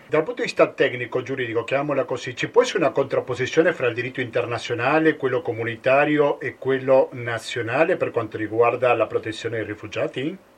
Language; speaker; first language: Italian; native; Italian